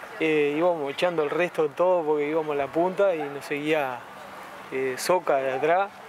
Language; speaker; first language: Spanish; native; Spanish